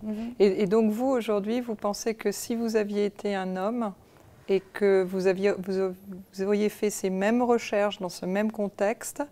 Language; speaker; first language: French; native; French